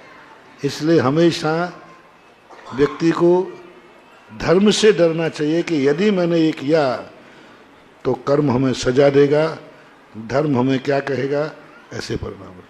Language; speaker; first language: Hindi; native; Hindi